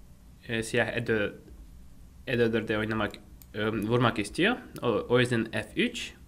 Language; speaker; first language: Turkish; non-native, fluent; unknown